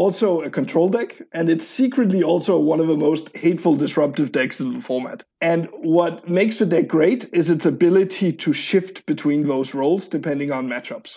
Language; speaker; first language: English; non-native, fluent; Danish